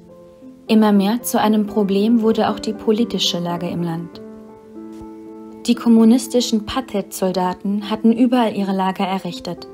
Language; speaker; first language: German; native; German